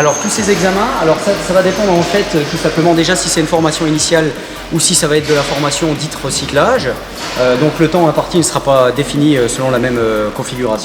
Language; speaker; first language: French; native; French